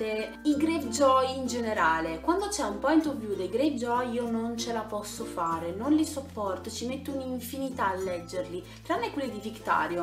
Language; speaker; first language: Italian; native; Italian